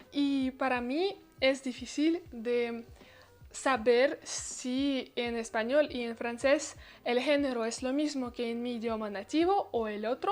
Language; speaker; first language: Spanish; non-native, learner; Russian